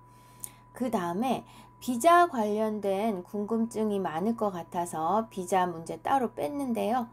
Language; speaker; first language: Korean; native; Korean